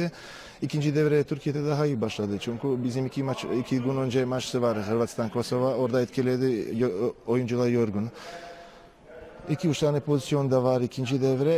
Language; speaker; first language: Turkish; non-native, fluent; Croatian